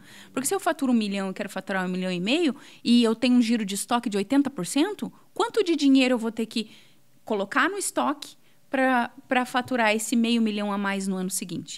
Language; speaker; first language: Portuguese; native; Portuguese